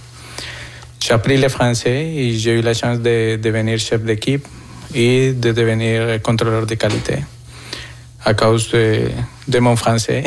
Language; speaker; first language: French; non-native, fluent; Spanish